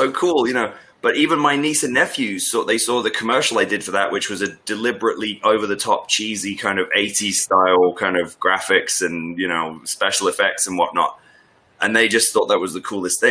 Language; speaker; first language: English; native; English